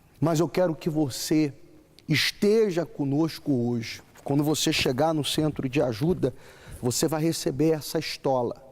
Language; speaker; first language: Portuguese; native; Portuguese